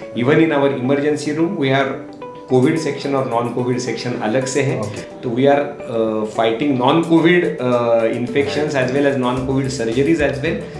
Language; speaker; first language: Hindi; non-native, local second language; Marathi